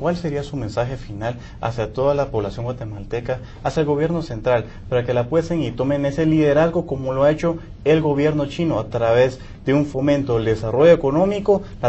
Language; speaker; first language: Spanish; native; Spanish